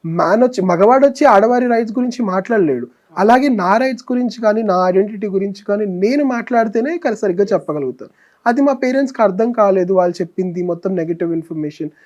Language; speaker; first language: Telugu; native; Telugu